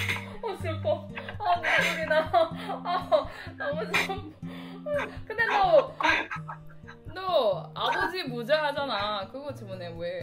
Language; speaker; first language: Korean; non-native, learner; Indonesian